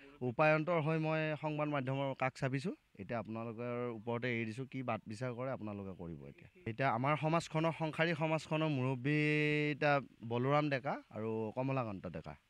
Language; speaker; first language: Assamese; native; Assamese